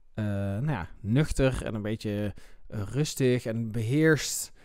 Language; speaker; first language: Dutch; native; Dutch